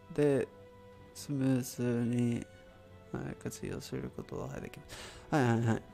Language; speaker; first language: Japanese; non-native, learner; Spanish